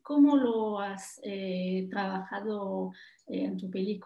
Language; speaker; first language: Spanish; non-native, fluent; French